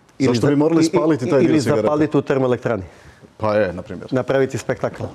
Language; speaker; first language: Bosnian; native; Bosnian